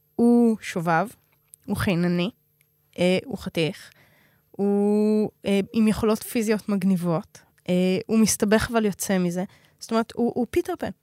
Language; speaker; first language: Hebrew; native; Hebrew